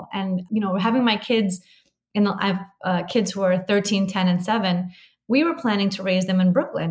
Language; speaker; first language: English; native; English